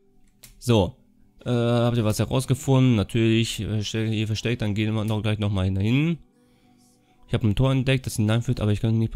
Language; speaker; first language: German; native; German